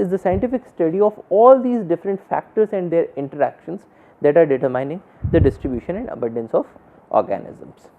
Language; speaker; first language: English; non-native, local second language; Hindi